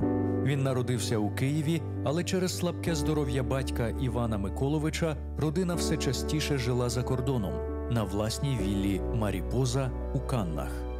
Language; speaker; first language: Ukrainian; native; Ukrainian